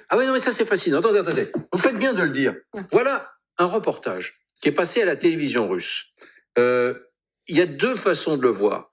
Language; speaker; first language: French; native; French